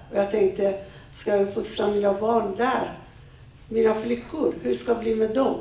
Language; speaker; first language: Swedish; non-native, fluent; Persian